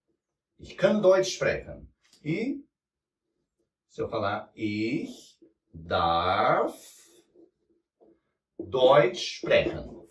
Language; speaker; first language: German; non-native, fluent; Portuguese